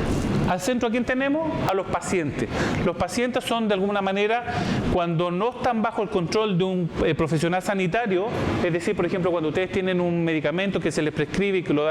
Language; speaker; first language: Spanish; native; Spanish